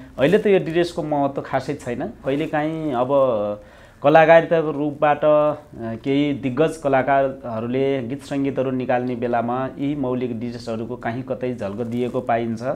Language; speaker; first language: Nepali; native; Nepali